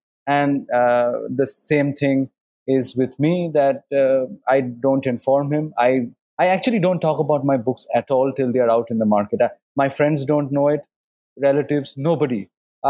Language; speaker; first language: English; non-native, local second language; Bangla